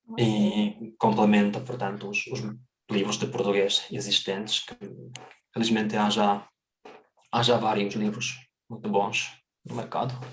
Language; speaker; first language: Portuguese; non-native, fluent; Finnish